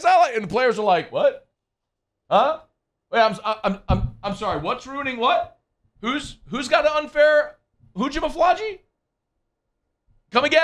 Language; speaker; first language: English; native; English